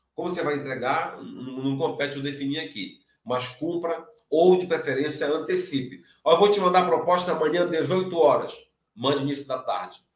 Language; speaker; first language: Portuguese; native; Portuguese